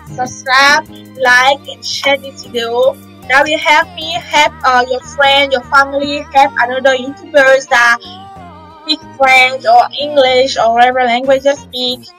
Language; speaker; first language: English; non-native, fluent; French